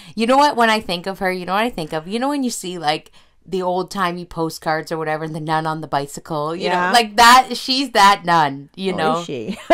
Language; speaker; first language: English; native; English